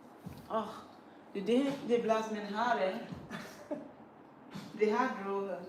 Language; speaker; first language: Dutch; non-native, fluent; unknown